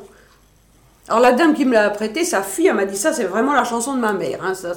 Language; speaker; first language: French; native; French